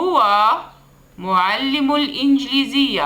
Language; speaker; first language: Arabic; native; Arabic